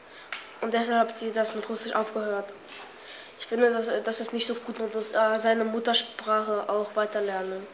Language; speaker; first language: German; early bilingual, other home language; Russian